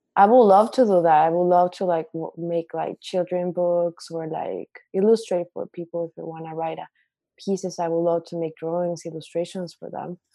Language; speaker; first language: English; non-native, fluent; Spanish